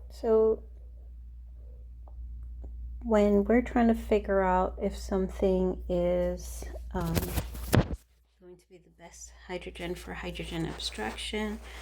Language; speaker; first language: English; native; English